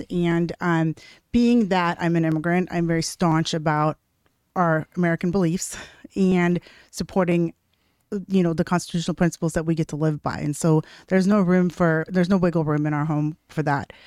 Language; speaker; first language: English; early bilingual, other home language; Norwegian